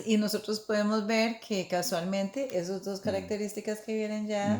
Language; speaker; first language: Spanish; native; Spanish